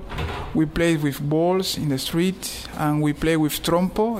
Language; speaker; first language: English; non-native, learner; Spanish